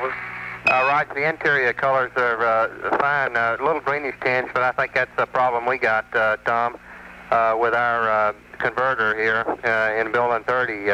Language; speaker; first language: English; native; English